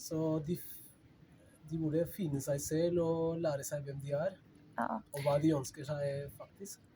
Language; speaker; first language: Norwegian; non-native, fluent; Spanish